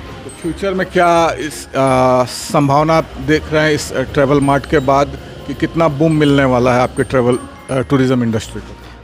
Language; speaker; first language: Hindi; native; Hindi